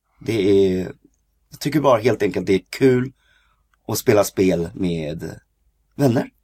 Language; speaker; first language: Swedish; early bilingual, other home language; Cantonese